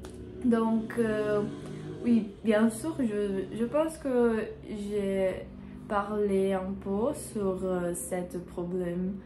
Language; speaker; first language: French; non-native, learner; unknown